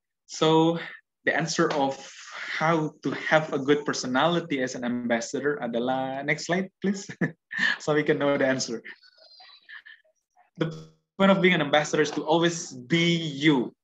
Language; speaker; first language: English; non-native, fluent; Indonesian